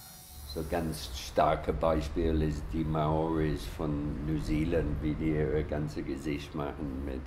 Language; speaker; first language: German; non-native, fluent; English